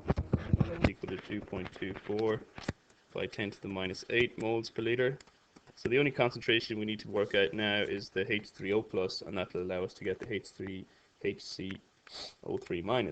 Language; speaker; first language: English; native; English